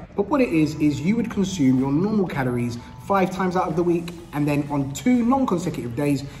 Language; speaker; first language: English; native; English